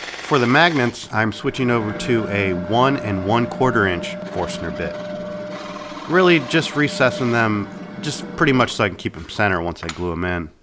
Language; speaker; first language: English; native; English